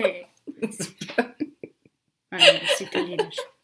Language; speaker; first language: German; early bilingual, other home language; Russian